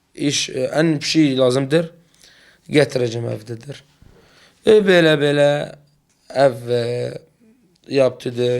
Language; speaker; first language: Turkish; non-native, learner; Arabic